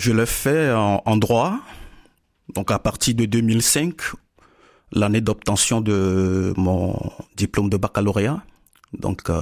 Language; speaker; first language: French; non-native, local second language; Ewe